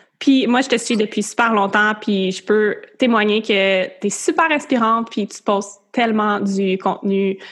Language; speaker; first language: French; native; French